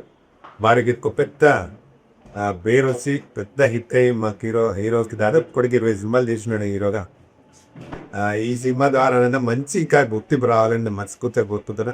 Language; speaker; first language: Telugu; native; Telugu